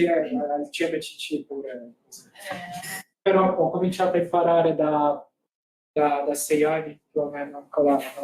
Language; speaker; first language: Italian; non-native, fluent; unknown